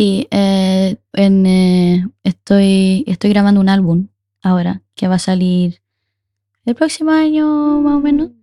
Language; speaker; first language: Spanish; early bilingual, heritage; Spanish